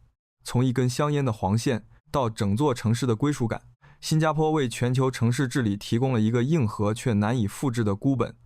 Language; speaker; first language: Chinese; native; Chinese